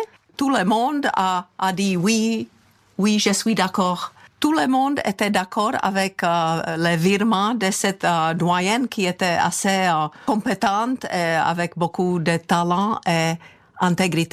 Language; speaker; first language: French; non-native, fluent; Czech